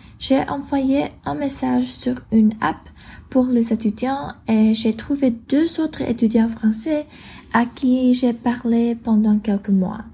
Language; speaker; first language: French; non-native, learner; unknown